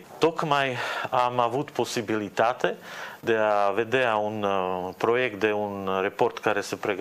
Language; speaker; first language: Romanian; non-native, fluent; Slovak